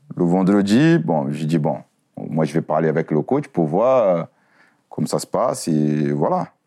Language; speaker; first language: French; non-native, fluent; Portuguese